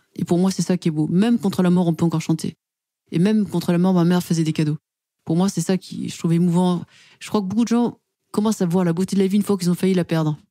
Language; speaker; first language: French; native; French